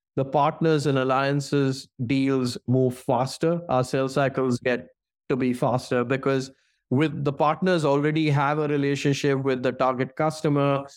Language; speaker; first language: English; non-native, local second language; Hindi